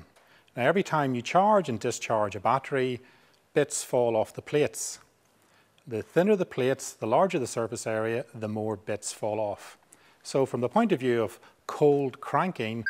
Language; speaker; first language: English; native; English